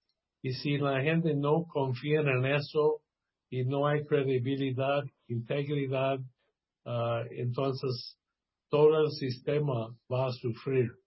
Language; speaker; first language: Spanish; non-native, fluent; English